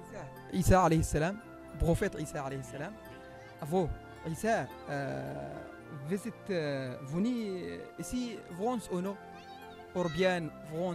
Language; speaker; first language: French; non-native, learner; Arabic